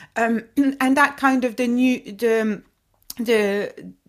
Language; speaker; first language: English; non-native, fluent; Dutch